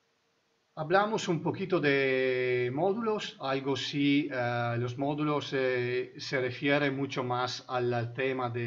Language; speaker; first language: Spanish; non-native, fluent; Italian